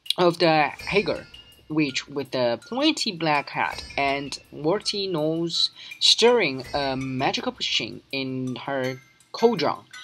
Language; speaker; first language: English; non-native, fluent; Chinese